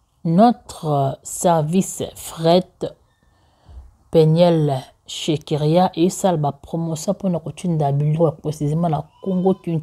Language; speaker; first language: French; non-native, local second language; Lingala